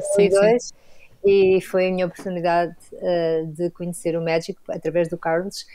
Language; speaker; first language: Portuguese; native; Portuguese